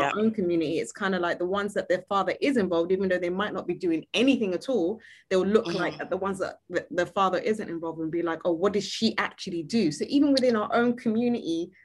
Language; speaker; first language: English; native; English